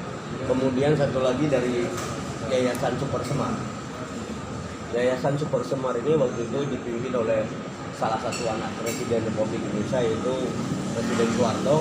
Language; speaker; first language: Indonesian; native; Indonesian